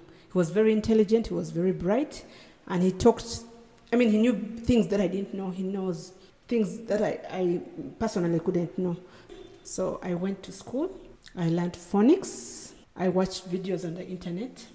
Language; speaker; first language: English; non-native, local second language; Acoli